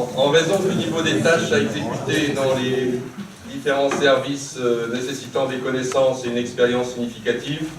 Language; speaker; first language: French; native; French